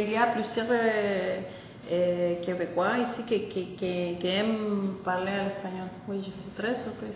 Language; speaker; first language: French; non-native, fluent; Spanish